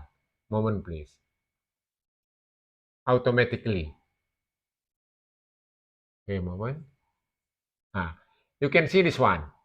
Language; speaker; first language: English; non-native, learner; Indonesian